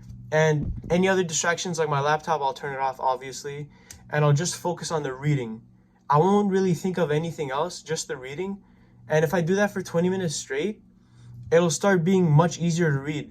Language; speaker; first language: English; native; English